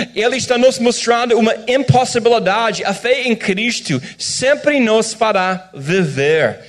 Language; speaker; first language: Portuguese; non-native, fluent; English